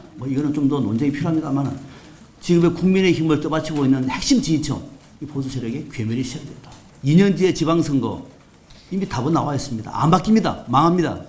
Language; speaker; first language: Korean; native; Korean